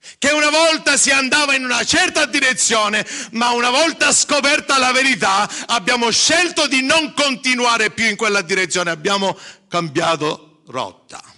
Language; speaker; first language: Italian; early bilingual, heritage; English